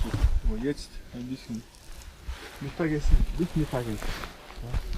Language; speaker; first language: German; non-native, learner; Mongolian